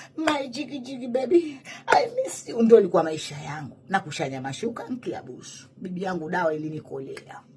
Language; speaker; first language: Swahili; native; Swahili